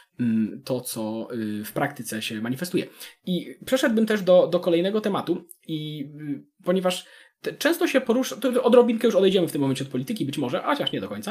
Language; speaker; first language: Polish; native; Polish